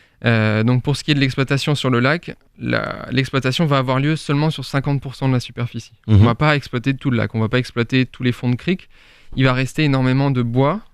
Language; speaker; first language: French; native; French